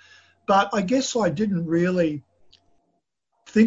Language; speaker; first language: English; native; English